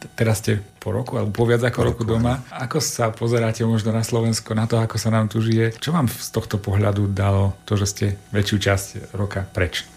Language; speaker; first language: Slovak; native; Slovak